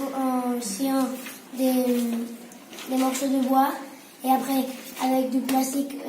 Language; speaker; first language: French; non-native, local second language; Spanish